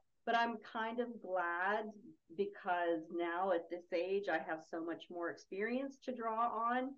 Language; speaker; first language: English; native; English